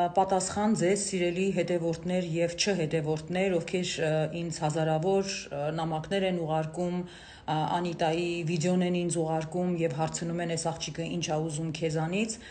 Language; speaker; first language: Armenian; native; Armenian